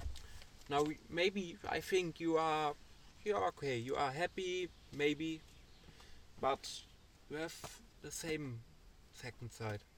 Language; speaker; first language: English; non-native, learner; German